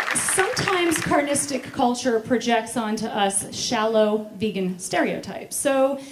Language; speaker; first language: English; native; English